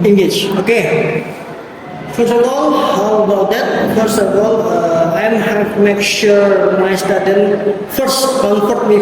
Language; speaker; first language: English; non-native, learner; Indonesian